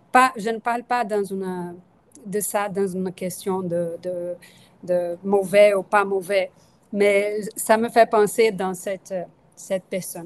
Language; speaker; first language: French; non-native, fluent; Portuguese